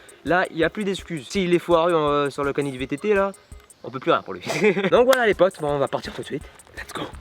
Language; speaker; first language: French; native; French